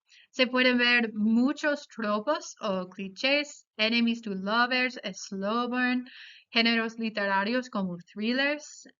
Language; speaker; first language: Spanish; non-native, fluent; English